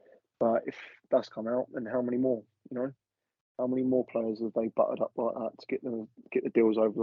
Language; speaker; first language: English; native; English